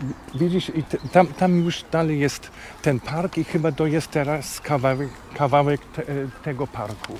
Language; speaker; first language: Polish; non-native, fluent; German